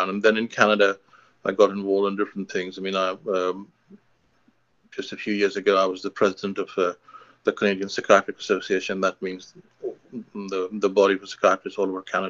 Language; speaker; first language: English; non-native, local second language; Hindi